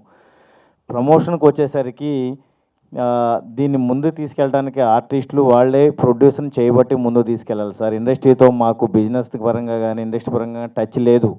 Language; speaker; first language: Telugu; native; Telugu